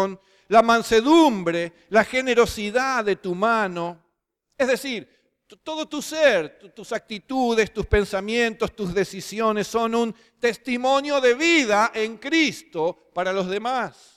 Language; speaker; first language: Spanish; native; Spanish